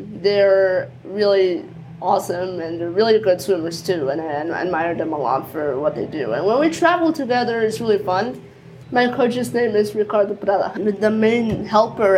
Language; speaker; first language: English; early bilingual, other home language; Spanish